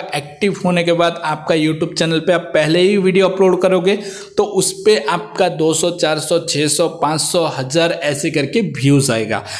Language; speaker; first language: Hindi; native; Hindi